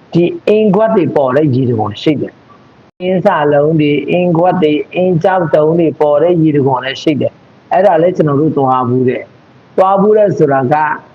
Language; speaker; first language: Burmese; non-native, local second language; Mon